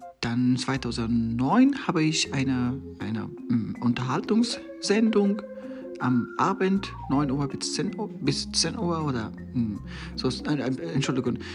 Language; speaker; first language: German; non-native, learner; Persian